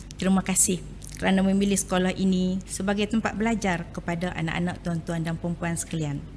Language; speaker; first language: Malay; native; Malay